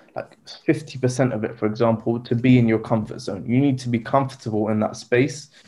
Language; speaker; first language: English; native; English